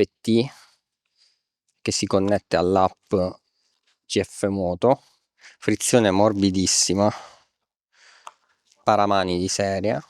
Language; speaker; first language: Italian; native; Italian